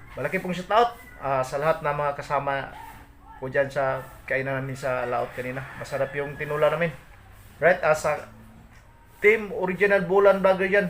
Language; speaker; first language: Filipino; non-native, local second language; Cebuano